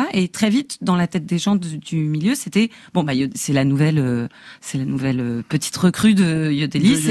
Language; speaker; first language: French; native; French